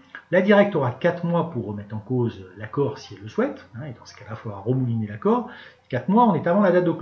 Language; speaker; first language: French; native; French